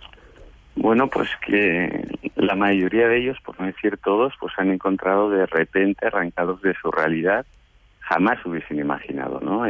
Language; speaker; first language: Spanish; native; Spanish